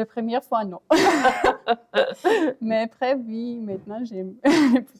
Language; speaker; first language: French; non-native, fluent; Ukrainian